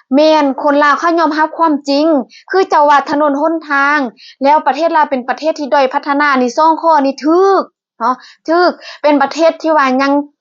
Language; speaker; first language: Thai; native; Thai